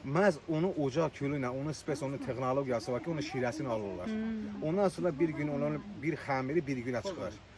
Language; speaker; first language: Azerbaijani; non-native, local second language; Talysh